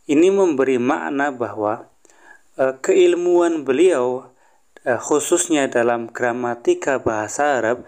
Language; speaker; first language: Indonesian; native; Indonesian